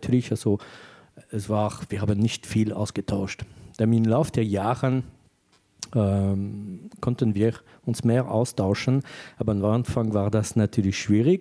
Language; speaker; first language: German; non-native, fluent; French